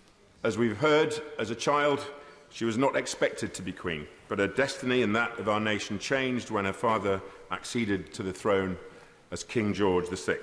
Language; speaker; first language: English; native; English